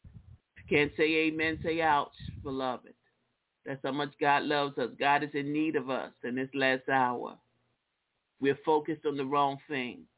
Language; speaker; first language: English; native; English